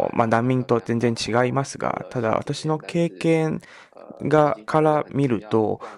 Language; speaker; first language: Japanese; non-native, fluent; Malay